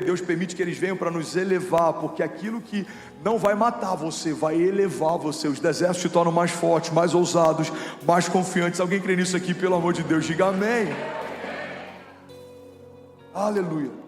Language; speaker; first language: Portuguese; native; Portuguese